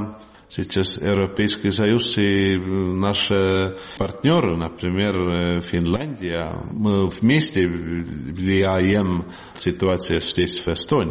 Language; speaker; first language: Russian; non-native, learner; Estonian